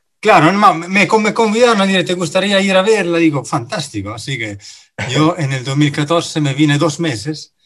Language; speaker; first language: Spanish; non-native, fluent; Italian